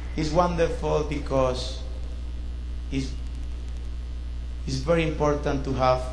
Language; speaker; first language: English; non-native, fluent; Spanish